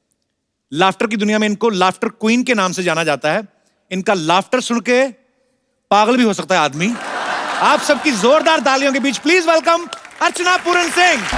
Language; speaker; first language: Hindi; native; Hindi